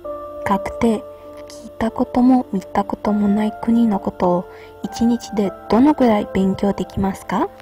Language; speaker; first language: Japanese; non-native, learner; Romanian